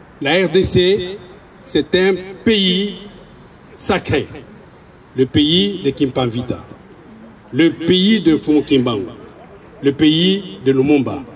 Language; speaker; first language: French; non-native, local second language; Lingala